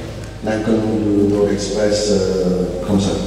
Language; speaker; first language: French; non-native, learner; English